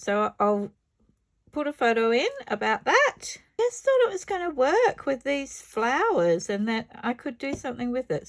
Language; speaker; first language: English; native; English